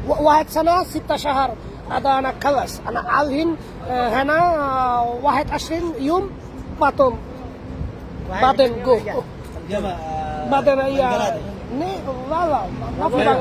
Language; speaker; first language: Arabic; non-native, learner; Bangla